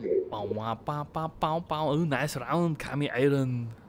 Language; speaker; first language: English; non-native, fluent; German